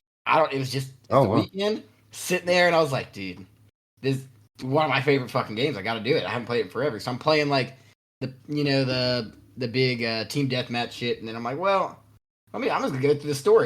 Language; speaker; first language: English; native; English